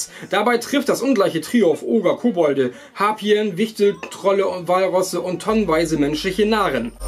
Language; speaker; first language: German; native; German